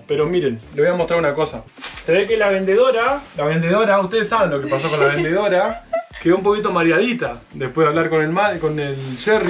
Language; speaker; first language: Spanish; native; Spanish